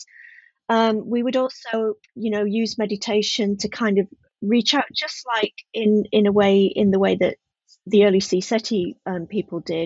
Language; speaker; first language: English; native; English